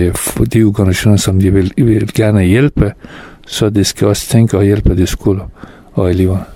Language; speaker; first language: Danish; non-native, fluent; Persian